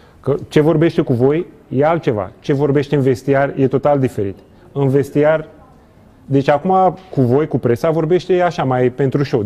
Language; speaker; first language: Romanian; non-native, fluent; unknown